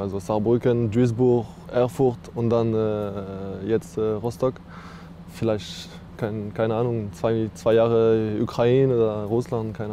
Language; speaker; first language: German; non-native, learner; French